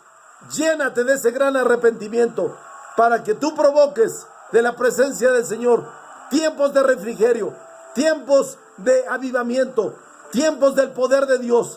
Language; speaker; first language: Spanish; native; Spanish